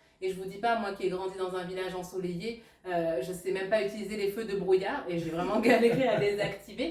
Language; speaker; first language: French; native; French